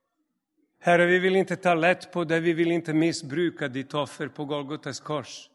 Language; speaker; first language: Swedish; non-native, fluent; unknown